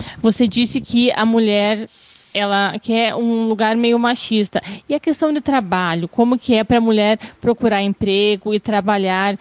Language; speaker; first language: Portuguese; native; Portuguese